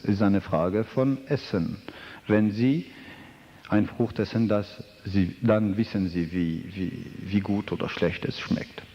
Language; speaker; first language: German; non-native, fluent; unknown